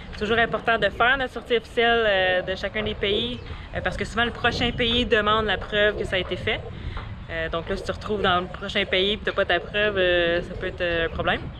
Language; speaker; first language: French; native; French